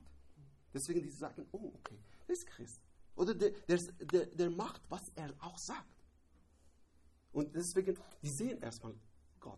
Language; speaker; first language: German; non-native, learner; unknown